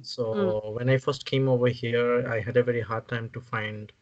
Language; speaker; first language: English; non-native, local second language; Odia